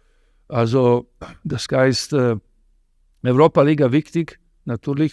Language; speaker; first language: German; non-native, fluent; Serbian